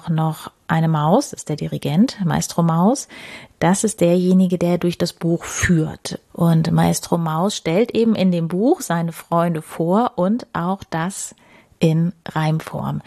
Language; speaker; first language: German; native; German